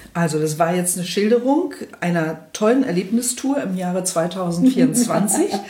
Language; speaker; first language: German; native; German